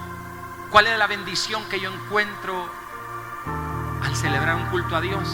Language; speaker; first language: Spanish; native; Spanish